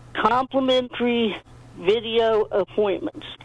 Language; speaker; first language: English; native; English